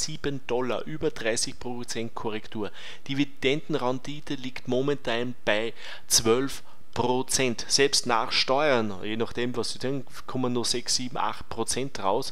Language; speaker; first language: German; native; German